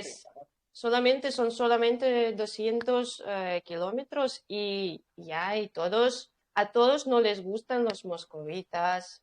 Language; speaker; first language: Spanish; non-native, fluent; Russian